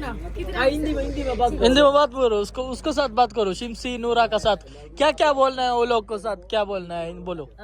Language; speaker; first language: Hindi; non-native, local second language; Malayalam